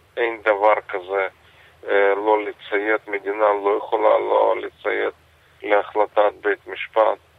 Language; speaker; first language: Hebrew; non-native, fluent; Russian